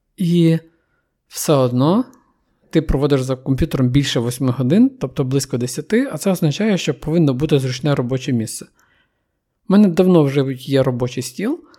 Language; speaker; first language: Ukrainian; native; Ukrainian